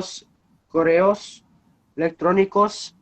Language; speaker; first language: Spanish; non-native, learner; English